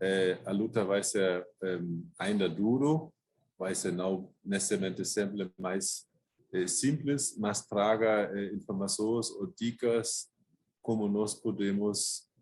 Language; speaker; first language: Portuguese; non-native, fluent; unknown